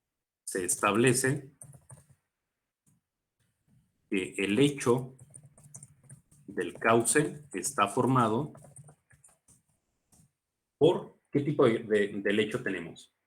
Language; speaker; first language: Spanish; native; Spanish